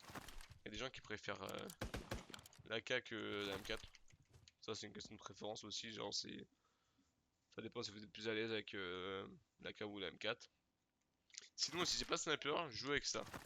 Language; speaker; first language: French; native; French